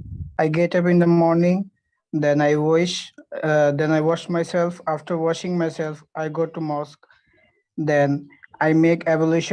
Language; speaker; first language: English; non-native, learner; Bangla